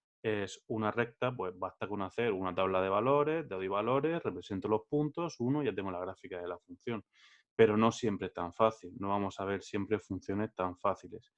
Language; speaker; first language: Spanish; native; Spanish